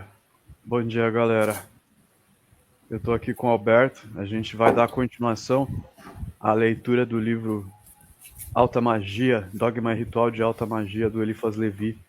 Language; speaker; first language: Portuguese; native; Portuguese